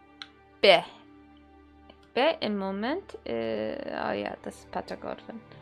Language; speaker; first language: German; non-native, learner; English